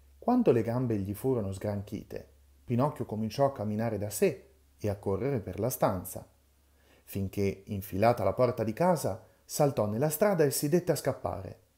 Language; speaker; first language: Italian; native; Italian